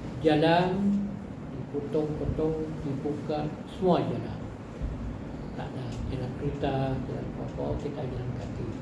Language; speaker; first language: Malay; non-native, fluent; Eastern Cham